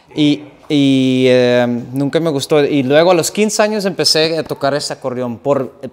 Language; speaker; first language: Spanish; non-native, fluent; Dutch